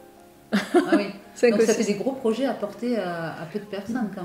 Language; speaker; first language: French; native; French